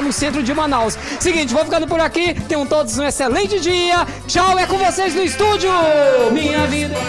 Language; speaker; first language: Portuguese; native; Portuguese